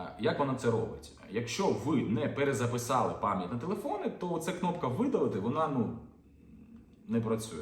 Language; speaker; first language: Ukrainian; non-native, local second language; Russian